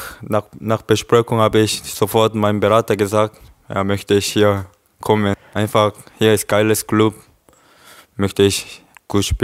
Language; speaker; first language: German; non-native, learner; Korean